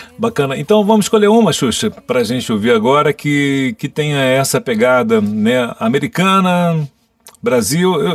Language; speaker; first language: Portuguese; native; Portuguese